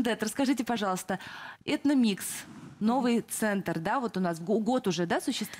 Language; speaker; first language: Russian; native; Russian